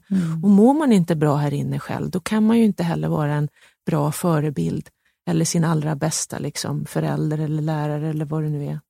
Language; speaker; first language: Swedish; native; Swedish